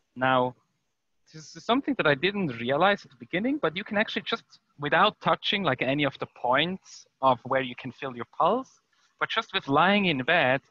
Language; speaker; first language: English; non-native, fluent; German